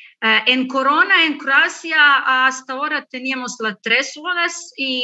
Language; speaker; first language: Spanish; non-native, learner; Croatian